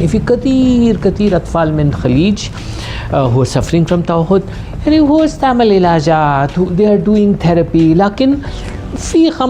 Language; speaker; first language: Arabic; non-native, learner; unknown